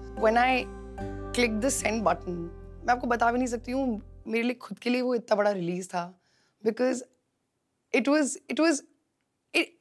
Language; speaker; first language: English; non-native, local second language; Hindi